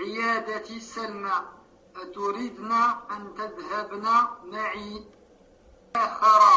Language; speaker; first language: Arabic; non-native, learner; French